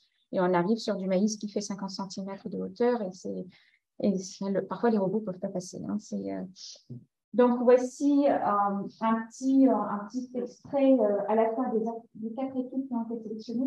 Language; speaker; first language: French; native; French